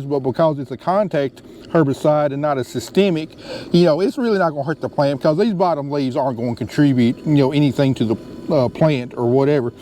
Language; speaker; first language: English; native; English